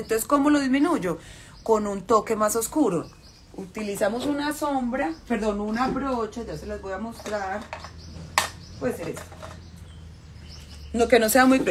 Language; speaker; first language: Spanish; native; Spanish